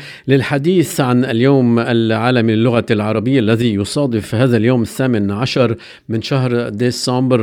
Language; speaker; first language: Arabic; native; Arabic